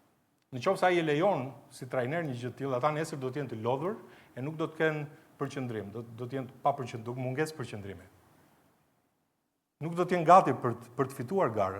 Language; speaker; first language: Albanian; native; Albanian